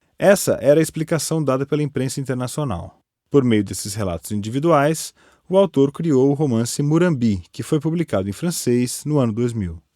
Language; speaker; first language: Portuguese; native; Portuguese